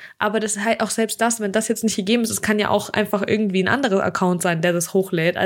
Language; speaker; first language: German; early bilingual, other home language; Russian